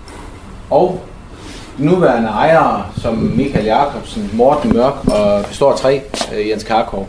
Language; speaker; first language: Danish; native; Danish